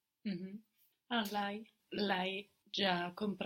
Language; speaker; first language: Italian; non-native, learner; English